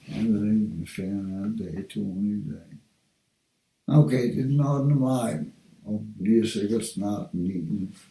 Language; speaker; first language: Danish; non-native, fluent; English